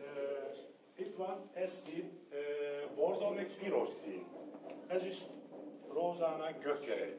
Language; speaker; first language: Hungarian; non-native, learner; Turkish